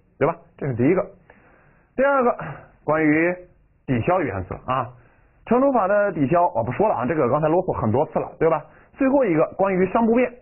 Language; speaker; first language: Chinese; native; Chinese